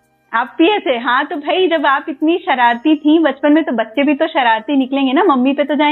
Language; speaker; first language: Hindi; native; Hindi